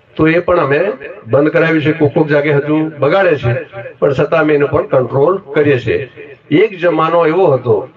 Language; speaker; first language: Gujarati; non-native, local second language; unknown